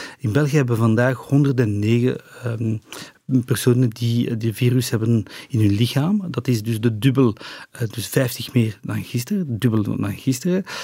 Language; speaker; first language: Dutch; non-native, local second language; French